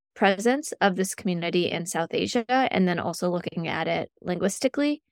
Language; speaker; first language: English; native; English